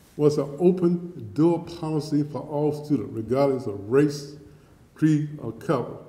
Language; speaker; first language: English; native; English